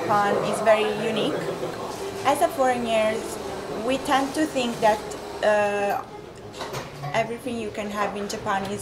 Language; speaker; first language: English; non-native, fluent; Italian